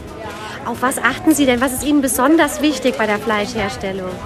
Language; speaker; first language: German; native; German